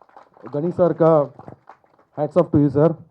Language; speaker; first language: Hindi; non-native, local second language; Telugu